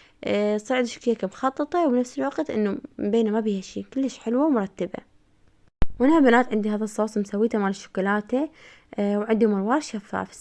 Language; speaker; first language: Arabic; native; Arabic